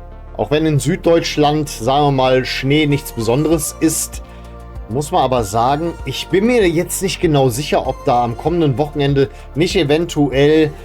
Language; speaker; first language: German; native; German